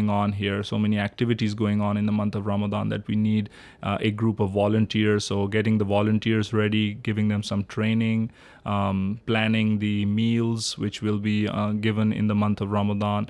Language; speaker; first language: English; non-native, local second language; Urdu